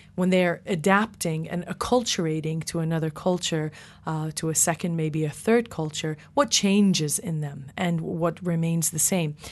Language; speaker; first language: English; early bilingual, other home language; Persian